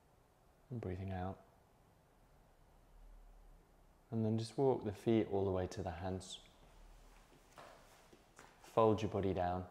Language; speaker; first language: English; native; English